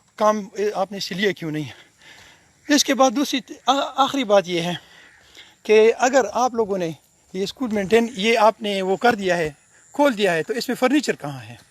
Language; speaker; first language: Urdu; non-native, local second language; Pashto